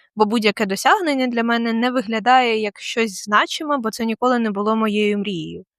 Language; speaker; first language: Ukrainian; non-native, local second language; Russian